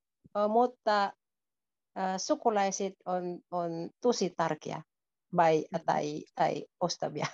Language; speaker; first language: Finnish; non-native, learner; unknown